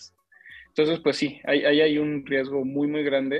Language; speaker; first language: Spanish; native; Spanish